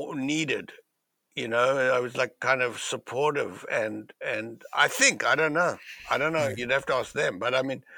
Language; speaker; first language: English; native; English